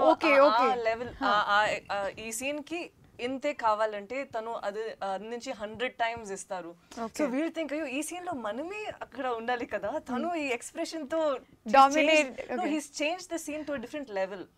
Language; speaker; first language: Telugu; non-native, learner; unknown